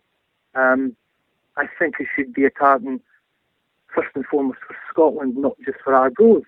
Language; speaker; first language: English; native; English